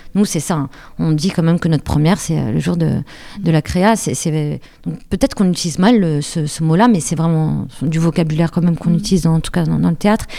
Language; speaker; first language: French; native; French